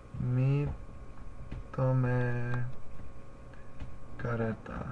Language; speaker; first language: Japanese; non-native, learner; English